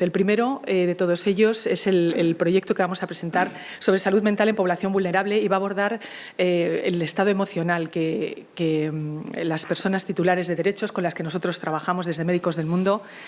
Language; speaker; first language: Spanish; native; Spanish